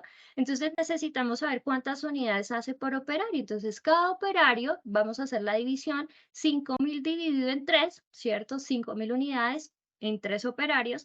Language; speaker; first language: Spanish; native; Spanish